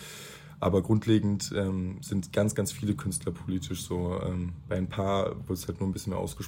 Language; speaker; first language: German; native; German